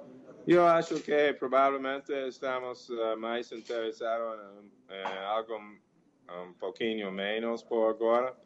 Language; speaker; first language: Portuguese; non-native, fluent; English